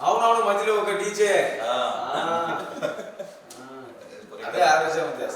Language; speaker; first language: Telugu; non-native, learner; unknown